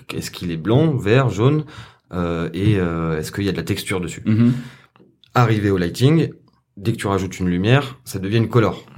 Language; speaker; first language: French; native; French